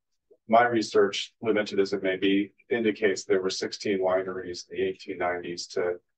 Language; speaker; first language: English; native; English